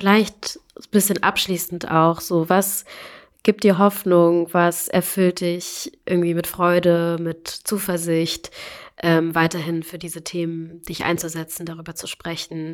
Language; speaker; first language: German; native; German